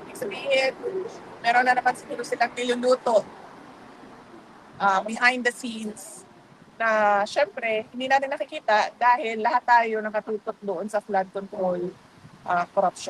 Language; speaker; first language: Filipino; non-native, local second language; Cebuano